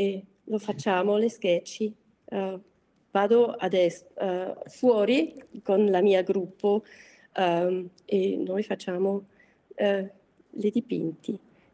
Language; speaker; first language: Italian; non-native, learner; German